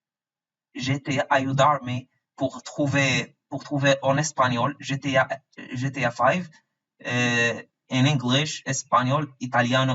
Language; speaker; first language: French; non-native, fluent; Arabic